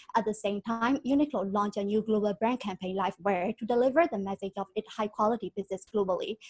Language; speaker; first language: English; non-native, fluent; Burmese